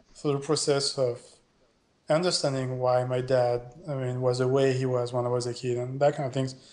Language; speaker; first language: English; non-native, fluent; French